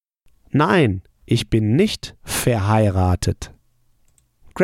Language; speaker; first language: German; non-native, fluent; English